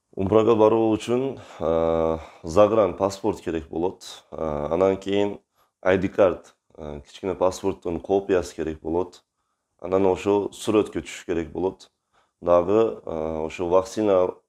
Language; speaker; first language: Kyrgyz; non-native, local second language; Uzbek